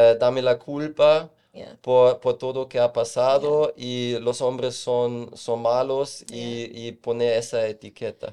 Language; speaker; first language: Spanish; non-native, fluent; German